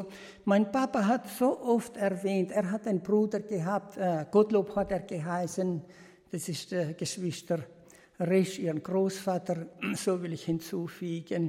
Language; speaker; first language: German; early bilingual, heritage; German